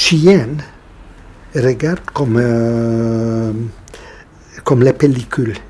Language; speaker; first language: French; non-native, fluent; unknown